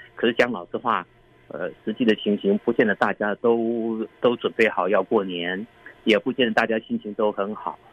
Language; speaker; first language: Chinese; native; Chinese